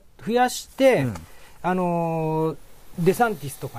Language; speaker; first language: Japanese; native; Japanese